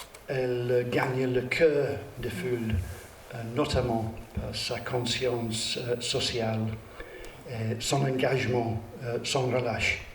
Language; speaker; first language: French; non-native, learner; English